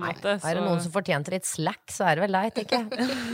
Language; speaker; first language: Norwegian; native; Norwegian